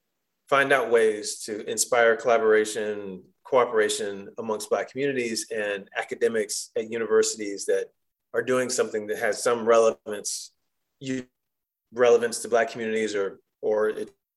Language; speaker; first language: English; native; English